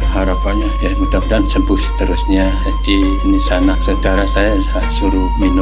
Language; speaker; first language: Indonesian; non-native, local second language; Javanese